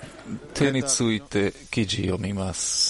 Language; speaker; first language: Japanese; non-native, learner; Hebrew